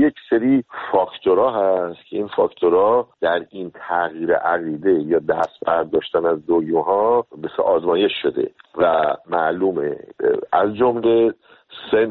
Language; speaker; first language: Persian; native; Persian